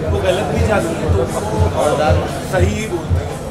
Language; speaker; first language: Hindi; native; Hindi